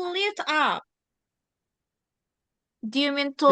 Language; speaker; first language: English; non-native, fluent; Indonesian